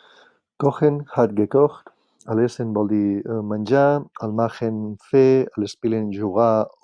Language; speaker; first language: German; non-native, fluent; Catalan